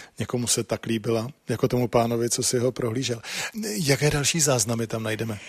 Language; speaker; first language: Czech; native; Czech